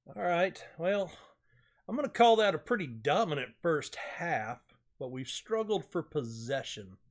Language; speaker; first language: English; native; English